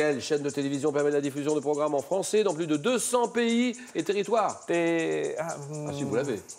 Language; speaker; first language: French; native; French